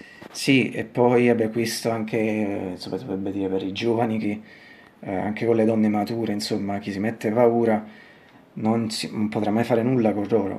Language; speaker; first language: Italian; native; Italian